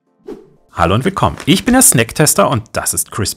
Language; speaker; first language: German; native; German